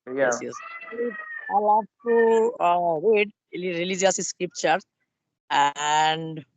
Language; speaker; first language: English; non-native, learner; Bangla